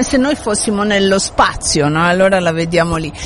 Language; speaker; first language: Italian; native; Italian